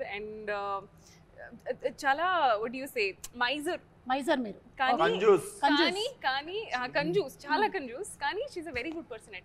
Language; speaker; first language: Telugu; non-native, learner; Hindi